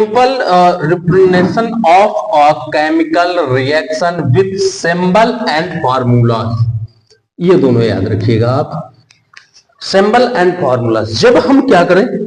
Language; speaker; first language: Hindi; native; Hindi